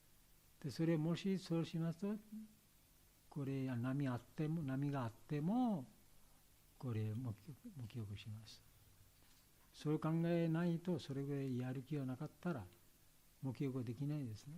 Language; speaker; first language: Japanese; non-native, learner; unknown